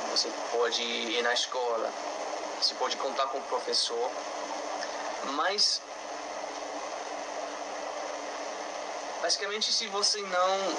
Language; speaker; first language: Portuguese; non-native, fluent; English